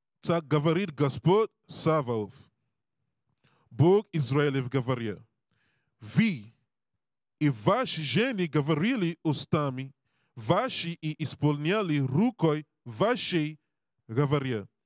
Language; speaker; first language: Russian; non-native, learner; English